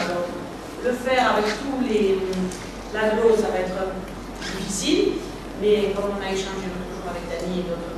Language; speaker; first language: French; native; French